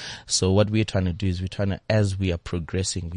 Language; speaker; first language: English; non-native, local second language; Shona